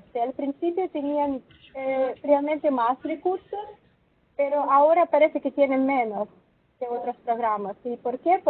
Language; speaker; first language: Spanish; non-native, fluent; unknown